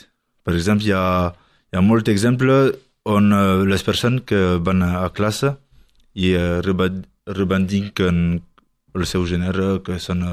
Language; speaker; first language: Catalan; non-native, learner; French